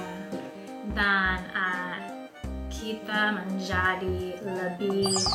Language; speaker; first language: Indonesian; non-native, learner; English